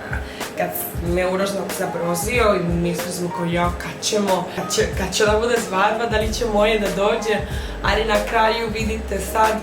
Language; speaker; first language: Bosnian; non-native, fluent; Spanish